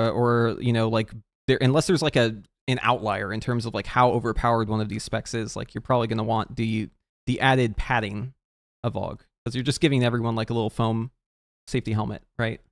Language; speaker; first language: English; native; English